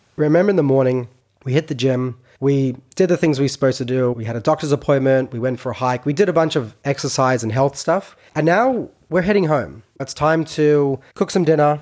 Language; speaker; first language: English; non-native, fluent; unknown